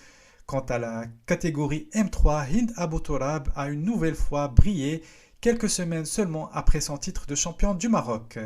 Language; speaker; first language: French; non-native, local second language; Arabic